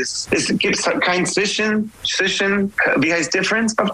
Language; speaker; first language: German; non-native, fluent; English